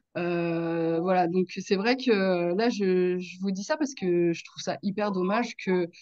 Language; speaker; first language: French; native; French